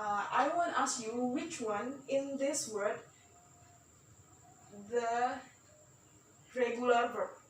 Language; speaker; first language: English; non-native, learner; Indonesian